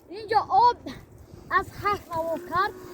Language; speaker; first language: Persian; non-native, local second language; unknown